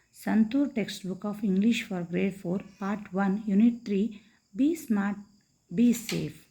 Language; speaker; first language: English; non-native, local second language; Kannada